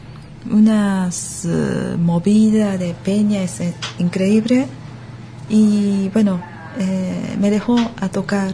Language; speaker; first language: Spanish; non-native, learner; Japanese